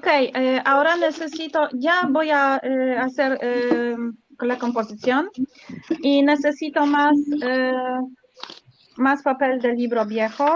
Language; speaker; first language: Spanish; non-native, learner; Polish